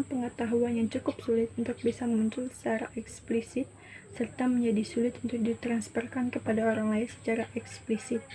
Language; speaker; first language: Indonesian; native; Indonesian